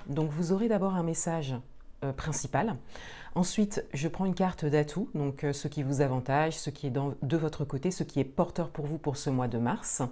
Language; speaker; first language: French; native; French